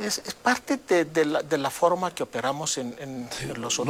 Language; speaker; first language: Spanish; non-native, fluent; Greek